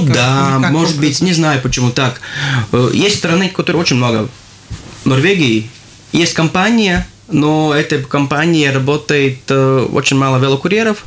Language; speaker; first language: Russian; non-native, local second language; Latvian